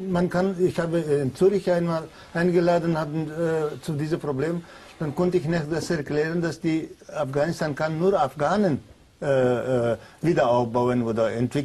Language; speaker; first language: German; non-native, learner; Pashto